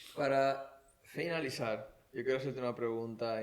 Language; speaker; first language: Spanish; native; Spanish